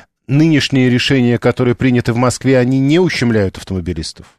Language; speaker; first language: Russian; native; Russian